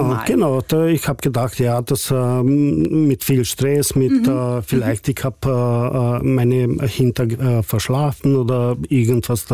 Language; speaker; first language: German; non-native, learner; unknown